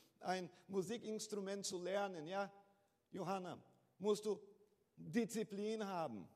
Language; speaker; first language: German; non-native, fluent; Portuguese